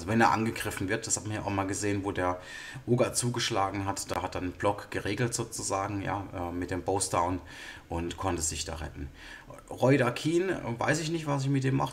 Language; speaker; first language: German; native; German